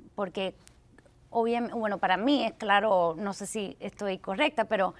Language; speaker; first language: Spanish; early bilingual, heritage; Spanish